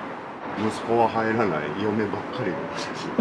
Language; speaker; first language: Japanese; native; Japanese